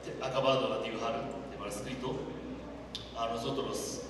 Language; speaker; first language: Spanish; non-native, learner; Japanese